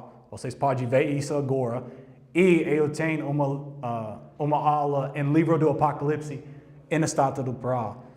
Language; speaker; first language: Portuguese; non-native, learner; English